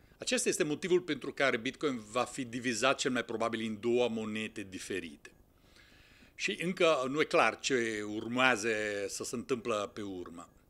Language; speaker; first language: Romanian; non-native, fluent; Italian